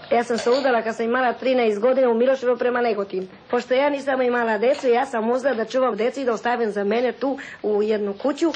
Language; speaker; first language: Serbian; non-native, local second language; Romanian